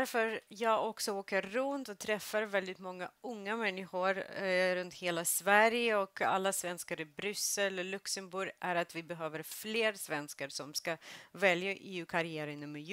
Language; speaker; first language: Swedish; non-native, fluent; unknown